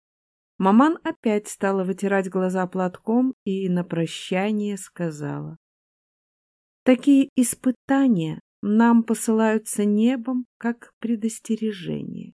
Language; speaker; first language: Russian; native; Russian